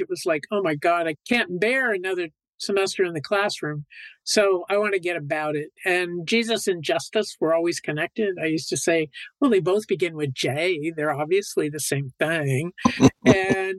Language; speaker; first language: English; native; English